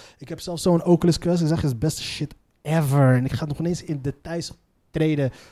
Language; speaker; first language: Dutch; early bilingual, other home language; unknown